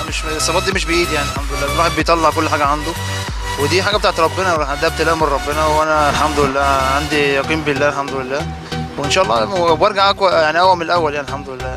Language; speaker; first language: Arabic; native; Arabic